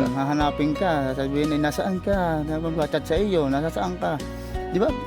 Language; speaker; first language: Filipino; native; Filipino